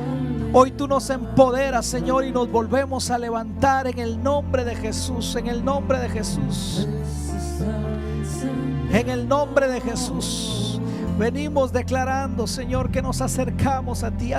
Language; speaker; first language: Spanish; native; Spanish